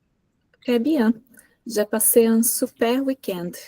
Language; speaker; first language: French; non-native, learner; Portuguese